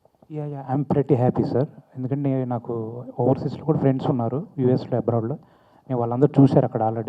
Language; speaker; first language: Telugu; native; Telugu